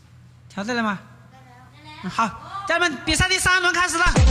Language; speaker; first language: Chinese; native; Chinese